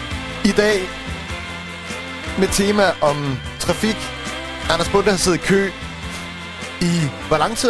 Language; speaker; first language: Danish; native; Danish